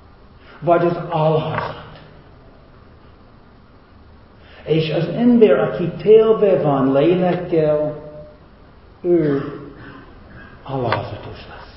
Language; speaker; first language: Hungarian; non-native, fluent; English